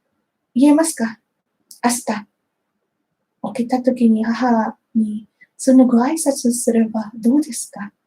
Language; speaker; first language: Japanese; non-native, fluent; Filipino